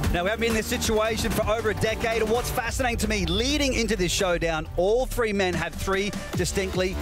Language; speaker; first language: English; native; English